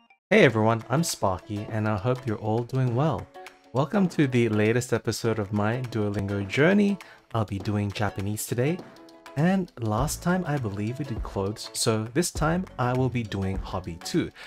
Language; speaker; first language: English; native; English